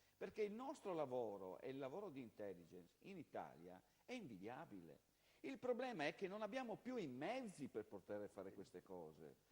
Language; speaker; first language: Italian; native; Italian